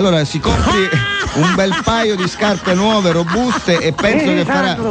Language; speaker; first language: Italian; native; Italian